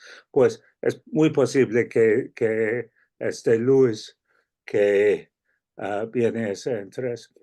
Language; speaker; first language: Spanish; non-native, fluent; English